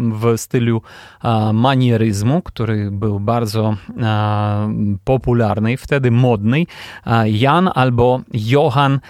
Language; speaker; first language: Polish; non-native, fluent; Ukrainian